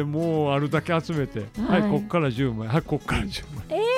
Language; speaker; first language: Japanese; native; Japanese